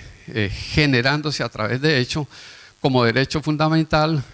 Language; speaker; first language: Spanish; native; Spanish